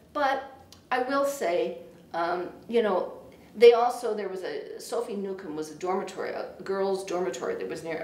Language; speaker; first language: English; native; English